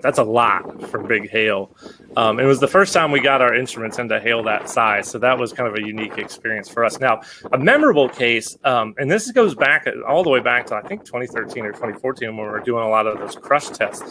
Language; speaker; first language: English; native; English